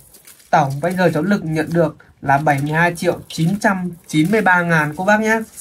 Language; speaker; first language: Vietnamese; native; Vietnamese